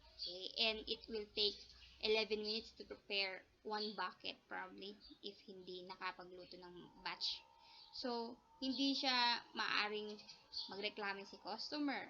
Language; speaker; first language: Filipino; non-native, local second language; Iloko